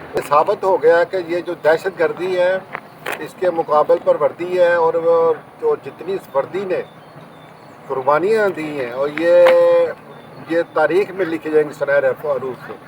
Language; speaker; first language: Urdu; non-native, local second language; Punjabi